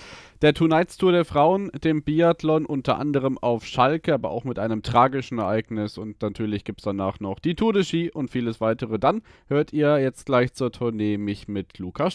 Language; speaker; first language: German; native; German